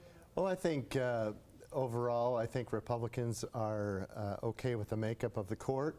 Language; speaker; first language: English; native; English